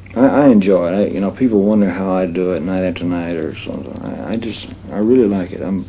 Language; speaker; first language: English; native; English